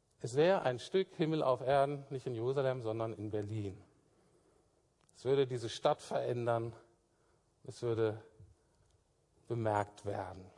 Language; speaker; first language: German; native; German